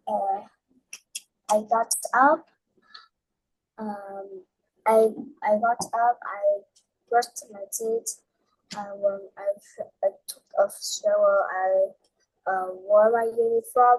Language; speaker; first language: English; non-native, learner; Vietnamese